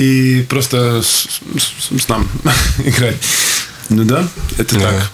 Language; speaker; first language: Russian; non-native, local second language; Latvian